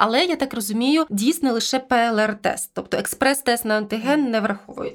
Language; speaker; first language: Ukrainian; native; Ukrainian